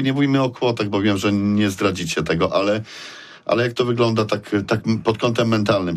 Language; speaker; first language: Polish; native; Polish